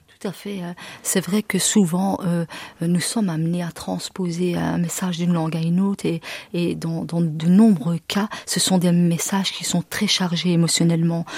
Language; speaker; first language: French; early bilingual, other home language; Arabic